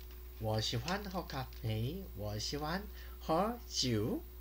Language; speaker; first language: Chinese; non-native, learner; Korean